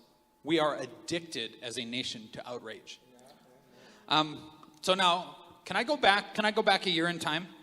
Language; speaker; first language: English; native; English